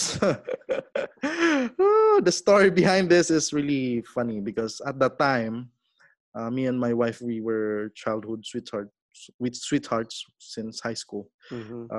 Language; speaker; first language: English; non-native, local second language; Filipino